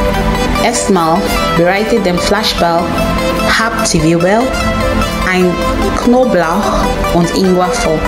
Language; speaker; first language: German; non-native, learner; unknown